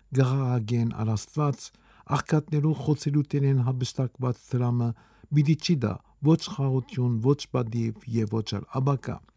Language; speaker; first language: Armenian; early bilingual, heritage; Armenian